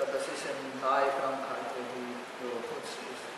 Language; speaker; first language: German; early bilingual, heritage; German